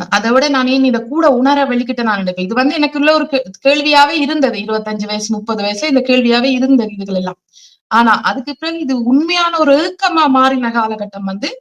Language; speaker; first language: Tamil; early bilingual, heritage; Tamil